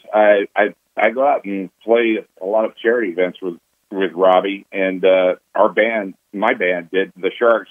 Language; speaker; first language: English; native; English